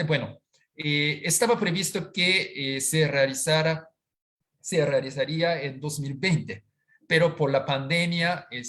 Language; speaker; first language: Spanish; non-native, fluent; Japanese